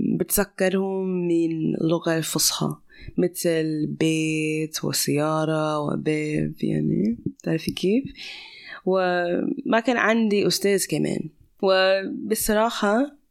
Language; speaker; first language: Arabic; non-native, fluent; English